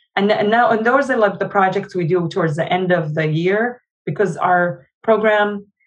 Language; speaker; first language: English; non-native, fluent; Arabic